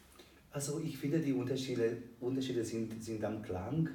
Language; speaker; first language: German; non-native, fluent; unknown